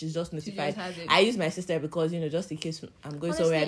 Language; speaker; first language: English; non-native, local second language; Yoruba